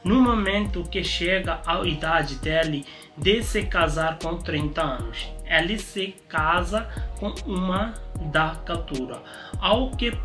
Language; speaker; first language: Portuguese; non-native, learner; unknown